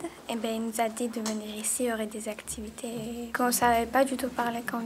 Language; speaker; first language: French; non-native, learner; Georgian